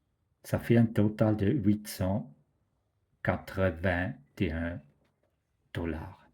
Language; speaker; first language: French; non-native, fluent; German